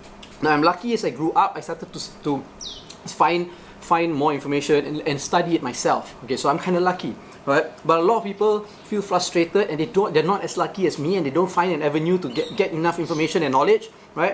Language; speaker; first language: English; non-native, local second language; Malay